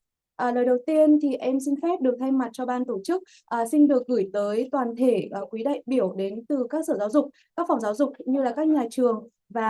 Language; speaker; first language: Vietnamese; native; Vietnamese